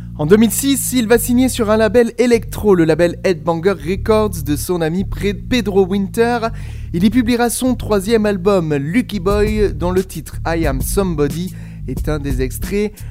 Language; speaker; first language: French; native; French